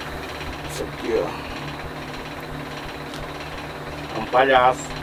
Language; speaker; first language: Portuguese; native; Portuguese